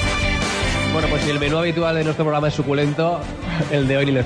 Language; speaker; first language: Spanish; native; Spanish